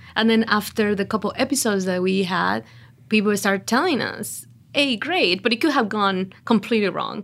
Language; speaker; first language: English; non-native, fluent; Spanish